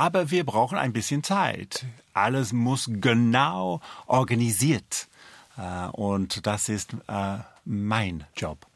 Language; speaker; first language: German; non-native, fluent; English